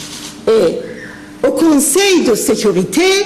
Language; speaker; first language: French; non-native, fluent; Persian